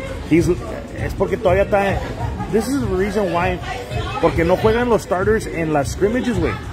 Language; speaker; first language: Spanish; early bilingual, heritage; Spanish